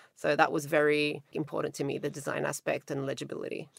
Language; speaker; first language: English; native; English